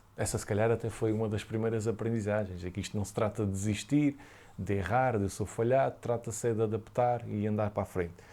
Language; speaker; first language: Portuguese; native; Portuguese